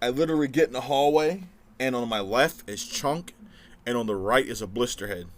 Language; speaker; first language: English; native; English